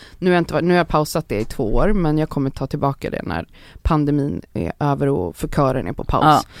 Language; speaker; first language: Swedish; early bilingual, other home language; Polish